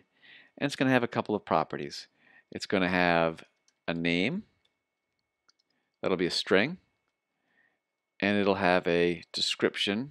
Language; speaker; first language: English; native; English